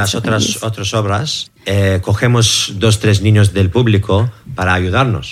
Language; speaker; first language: Spanish; non-native, fluent; English